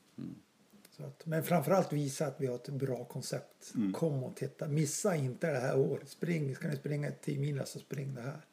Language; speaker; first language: Swedish; native; Swedish